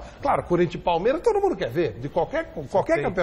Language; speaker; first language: Portuguese; native; Portuguese